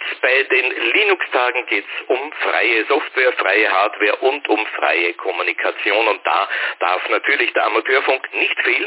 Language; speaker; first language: German; native; German